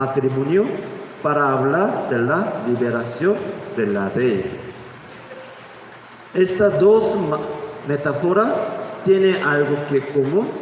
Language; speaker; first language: Spanish; non-native, learner; Korean